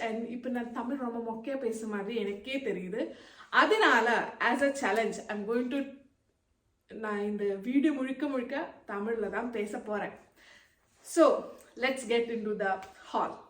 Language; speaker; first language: Tamil; non-native, local second language; Malayalam